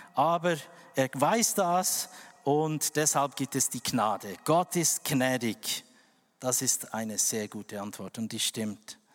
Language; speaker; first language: German; non-native, fluent; Indonesian